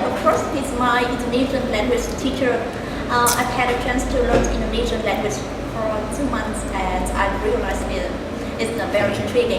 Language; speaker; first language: English; non-native, learner; Vietnamese